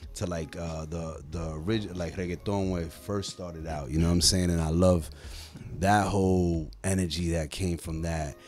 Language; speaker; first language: English; native; English